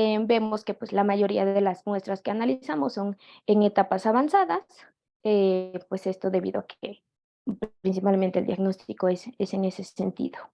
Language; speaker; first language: Spanish; native; Spanish